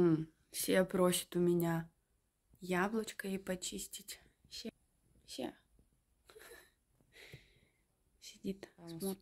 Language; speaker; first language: Russian; native; Russian